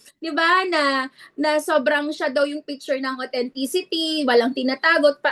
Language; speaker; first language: Filipino; non-native, local second language; Iloko